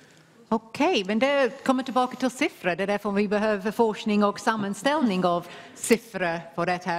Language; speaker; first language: Swedish; non-native, fluent; English